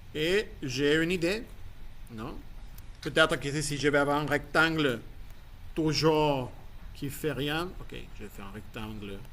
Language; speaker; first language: French; non-native, fluent; Spanish